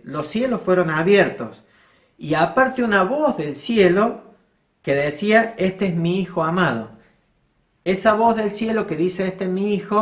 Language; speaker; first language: Spanish; native; Spanish